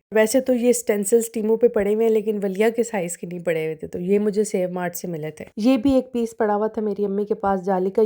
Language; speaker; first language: Urdu; non-native, local second language; Punjabi